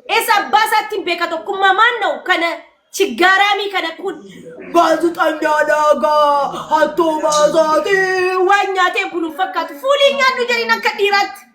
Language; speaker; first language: Oromo; non-native, local second language; Amharic